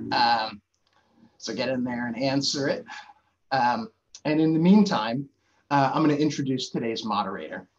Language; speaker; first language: English; native; English